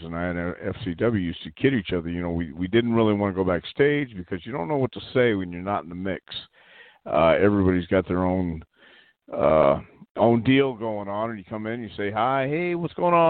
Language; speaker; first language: English; native; English